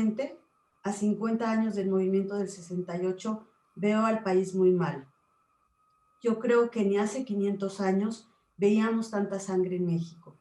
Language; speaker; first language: Spanish; native; Spanish